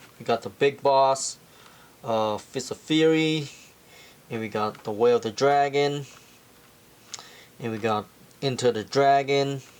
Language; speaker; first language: English; non-native, fluent; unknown